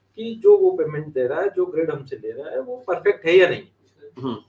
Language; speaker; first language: Hindi; native; Hindi